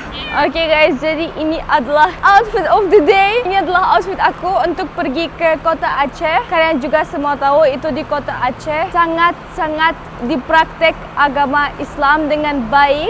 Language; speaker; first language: Indonesian; non-native, fluent; German